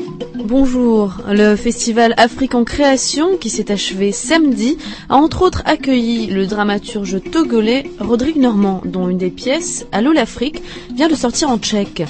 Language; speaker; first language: French; non-native, fluent; Czech